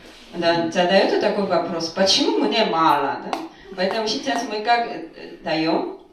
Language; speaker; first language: Russian; non-native, fluent; Korean